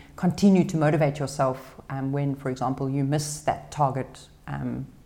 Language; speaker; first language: English; native; English